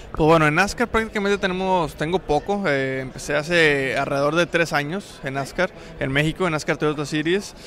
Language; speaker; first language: Spanish; native; Spanish